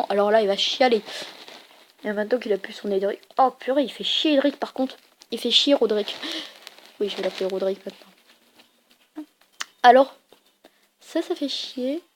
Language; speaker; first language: French; native; French